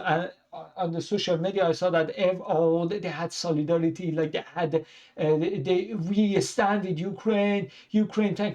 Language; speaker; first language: English; non-native, fluent; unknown